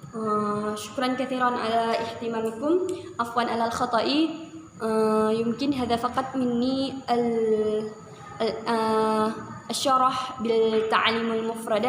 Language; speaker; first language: Arabic; non-native, learner; Indonesian